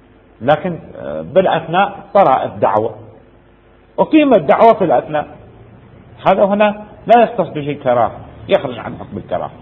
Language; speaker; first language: Arabic; native; Arabic